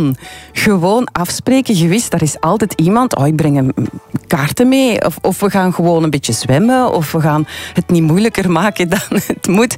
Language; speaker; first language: Dutch; native; Dutch